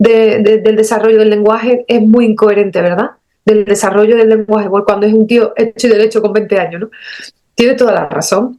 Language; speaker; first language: Spanish; native; Spanish